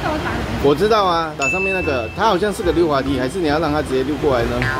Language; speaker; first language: Chinese; native; Chinese